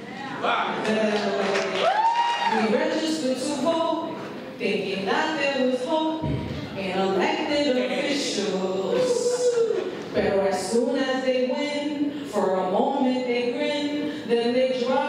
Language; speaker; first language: English; native; English